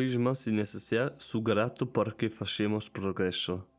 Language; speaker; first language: Portuguese; non-native, learner; German